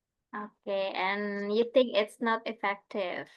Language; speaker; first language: English; non-native, fluent; Indonesian